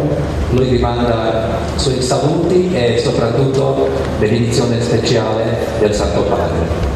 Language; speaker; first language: Italian; non-native, fluent; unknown